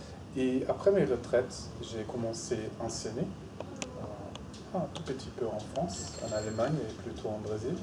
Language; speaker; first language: French; non-native, fluent; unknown